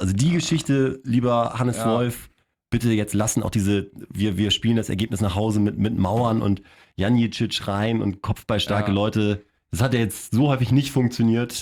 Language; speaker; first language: German; native; German